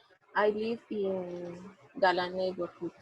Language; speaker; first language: English; non-native, learner; Spanish